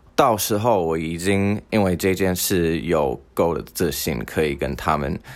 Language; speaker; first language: Chinese; non-native, fluent; English